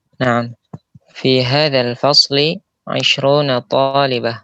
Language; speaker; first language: Arabic; non-native, learner; Indonesian